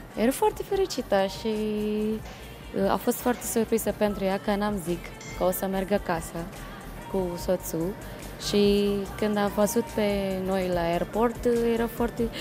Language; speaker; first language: Romanian; non-native, learner; Filipino